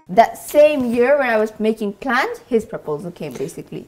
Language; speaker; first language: English; native; English